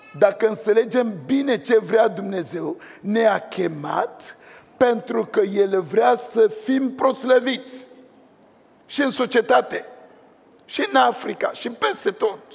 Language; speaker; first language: Romanian; non-native, fluent; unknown